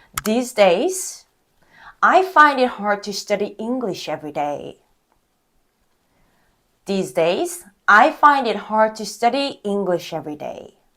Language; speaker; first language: English; non-native, fluent; Korean